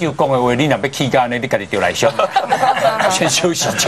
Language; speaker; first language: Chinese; native; Chinese